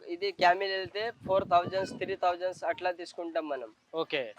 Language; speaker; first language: Telugu; non-native, local second language; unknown